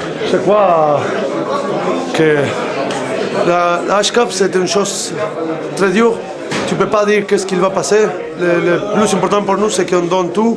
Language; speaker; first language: French; non-native, fluent; Spanish